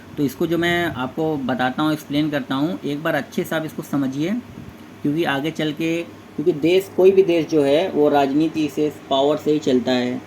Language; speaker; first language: Hindi; native; Hindi